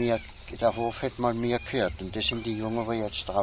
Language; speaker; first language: German; native; German